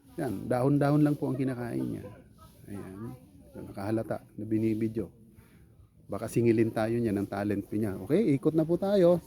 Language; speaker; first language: Filipino; non-native, local second language; Bikol